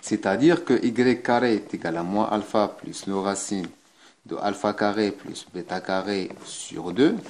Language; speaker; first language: French; non-native, local second language; Arabic